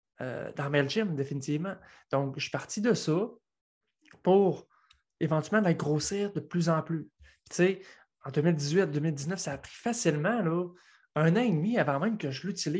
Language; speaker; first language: French; native; French